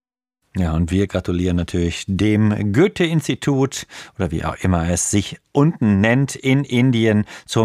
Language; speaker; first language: German; native; German